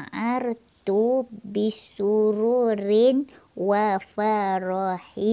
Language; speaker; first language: Arabic; non-native, learner; Malay